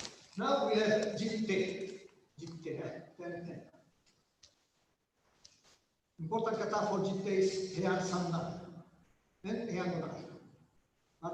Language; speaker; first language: English; non-native, learner; Italian